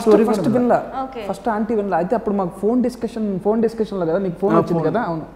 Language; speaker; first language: Telugu; native; Telugu